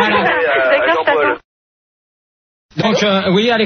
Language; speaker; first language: French; native; French